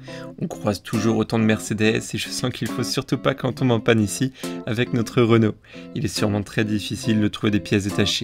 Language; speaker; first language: French; native; French